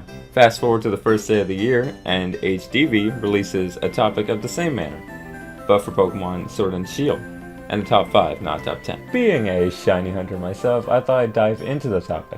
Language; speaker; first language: English; native; English